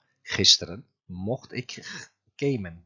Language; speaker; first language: Dutch; non-native, fluent; Turkish